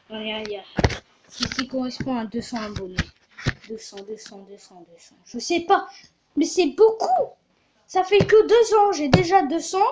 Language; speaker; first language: French; native; French